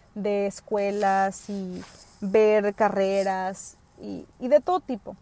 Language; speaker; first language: Spanish; early bilingual, other home language; English